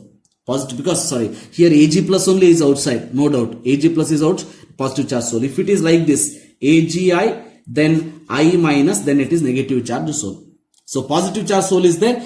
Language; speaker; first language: English; non-native, local second language; Kannada